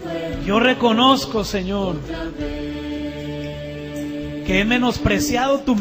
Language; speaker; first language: Spanish; native; Spanish